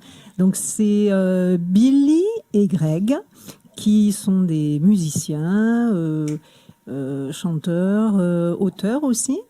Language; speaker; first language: French; native; French